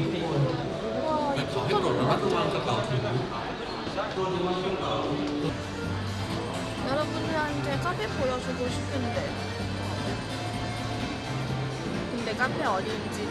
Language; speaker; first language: Korean; non-native, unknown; Thai